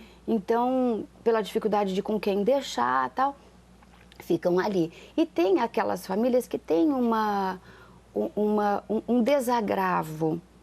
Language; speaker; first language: Portuguese; native; Portuguese